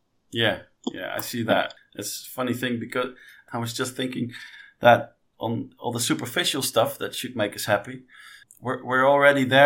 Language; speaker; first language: English; non-native, fluent; Dutch